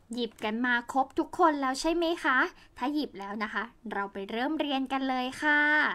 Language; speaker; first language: Thai; native; Thai